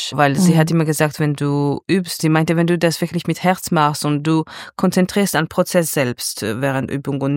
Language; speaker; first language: German; non-native, fluent; Georgian